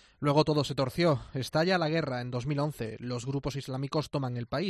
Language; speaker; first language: Spanish; native; Spanish